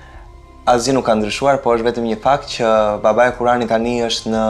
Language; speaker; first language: Albanian; native; Albanian